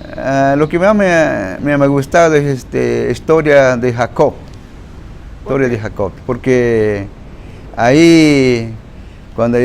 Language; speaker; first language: Spanish; non-native, local second language; Shipibo-Conibo